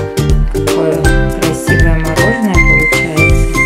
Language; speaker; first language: Russian; native; Russian